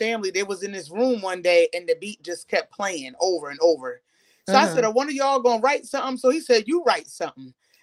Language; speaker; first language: English; native; English